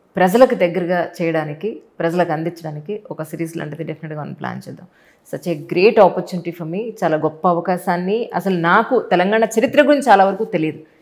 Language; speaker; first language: Telugu; native; Telugu